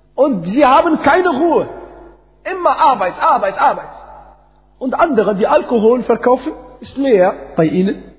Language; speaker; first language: German; non-native, fluent; Arabic